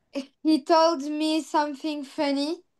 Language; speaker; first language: English; non-native, learner; French